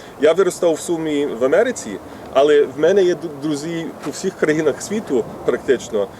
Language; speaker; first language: Ukrainian; early bilingual, heritage; Ukrainian